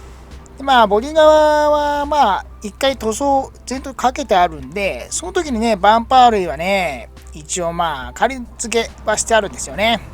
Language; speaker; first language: Japanese; native; Japanese